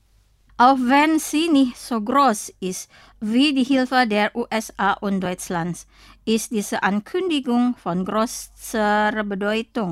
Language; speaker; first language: German; non-native, fluent; Indonesian